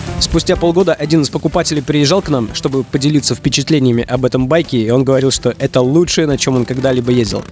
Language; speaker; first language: Russian; native; Russian